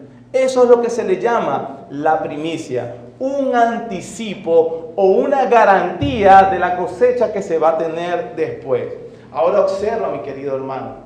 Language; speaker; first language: Spanish; native; Spanish